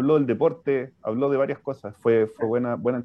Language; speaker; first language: Spanish; native; Spanish